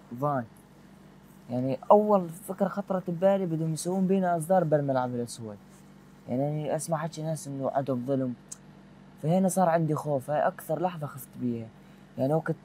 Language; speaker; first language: Arabic; native; Arabic